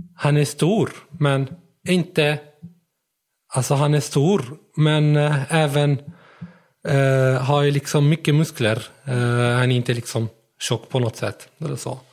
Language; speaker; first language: Swedish; non-native, fluent; Arabic